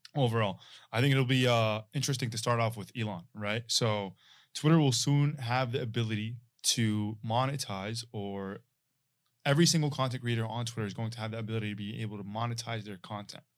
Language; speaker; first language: English; non-native, fluent; Arabic